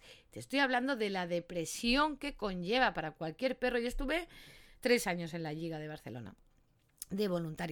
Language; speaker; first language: Spanish; native; Spanish